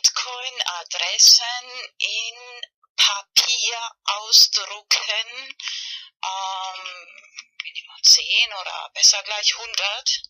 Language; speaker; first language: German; non-native, learner; Spanish